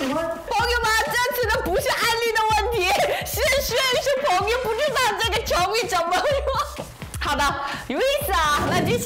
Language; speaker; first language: Chinese; non-native, learner; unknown